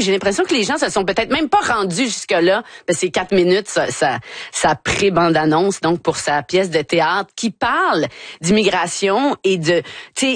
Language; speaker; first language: French; native; French